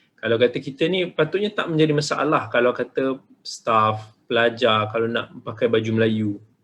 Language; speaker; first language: Malay; native; Malay